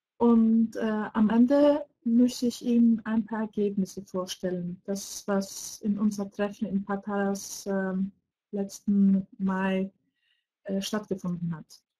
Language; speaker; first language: German; non-native, fluent; Greek